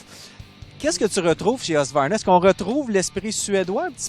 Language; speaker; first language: French; native; French